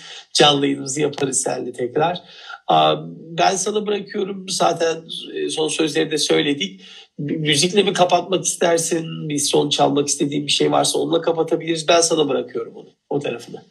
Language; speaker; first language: Turkish; native; Turkish